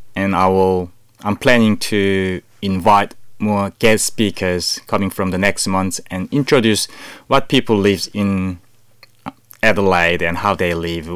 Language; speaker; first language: English; non-native, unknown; Korean